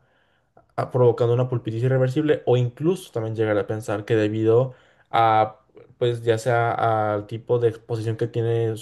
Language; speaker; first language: Spanish; native; Spanish